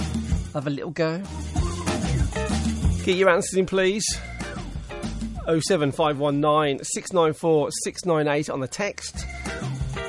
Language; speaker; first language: English; native; English